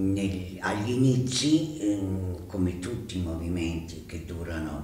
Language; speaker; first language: Italian; native; Italian